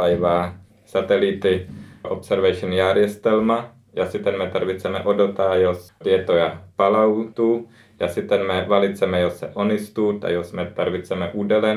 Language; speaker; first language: Finnish; non-native, learner; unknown